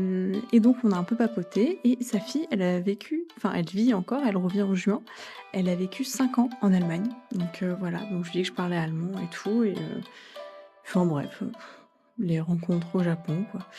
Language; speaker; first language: French; native; French